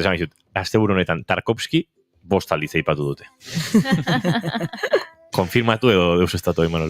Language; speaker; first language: Basque; native; Basque